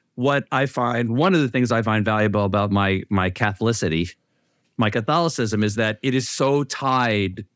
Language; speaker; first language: English; native; English